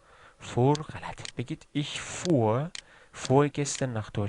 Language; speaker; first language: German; non-native, fluent; Persian